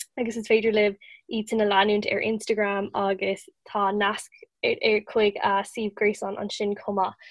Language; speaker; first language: Irish; non-native, local second language; English